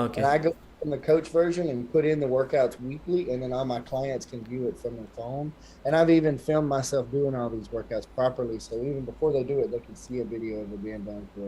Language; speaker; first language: English; native; English